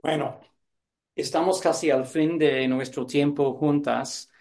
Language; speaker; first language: Spanish; non-native, fluent; English